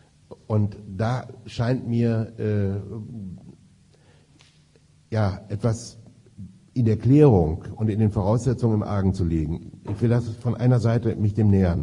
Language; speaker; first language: German; native; German